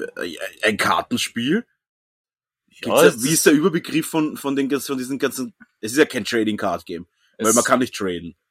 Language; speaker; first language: German; native; German